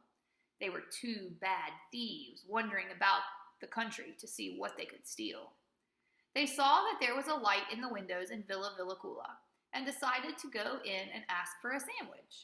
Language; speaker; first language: English; native; English